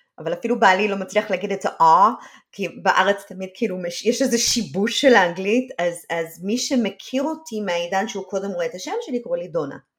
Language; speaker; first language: Hebrew; early bilingual, other home language; English